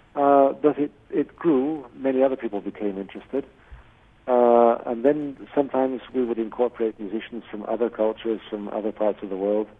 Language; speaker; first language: English; native; English